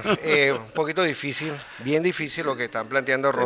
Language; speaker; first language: Spanish; native; Spanish